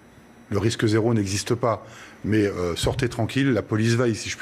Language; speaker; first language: French; native; French